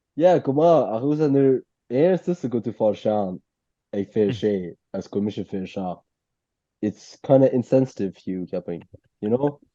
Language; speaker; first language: Irish; native; Irish